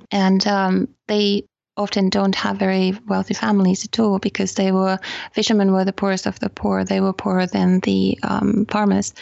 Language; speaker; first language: English; non-native, fluent; Finnish